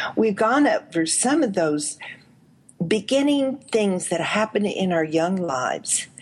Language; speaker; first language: English; native; English